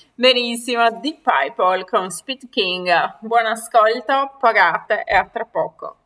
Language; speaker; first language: Italian; native; Italian